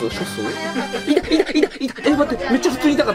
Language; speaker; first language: Japanese; native; Japanese